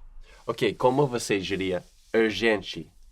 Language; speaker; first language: Portuguese; non-native, fluent; English